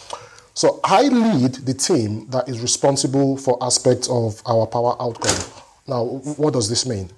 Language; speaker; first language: English; non-native, local second language; Yoruba